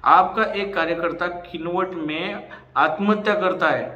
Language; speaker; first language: Hindi; non-native, local second language; Marathi